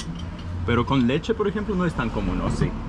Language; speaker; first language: Spanish; non-native, fluent; Russian